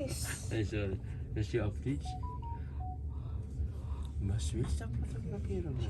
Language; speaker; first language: German; non-native, learner; Filipino